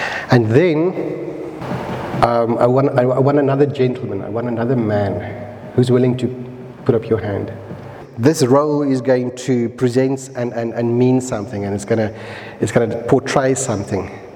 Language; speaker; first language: English; non-native, local second language; Afrikaans